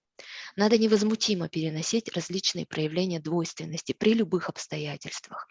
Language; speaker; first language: Russian; native; Russian